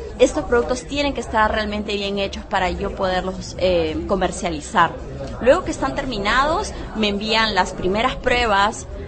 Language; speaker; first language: Spanish; native; Spanish